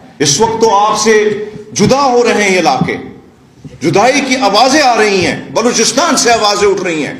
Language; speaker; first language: Urdu; non-native, local second language; Pashto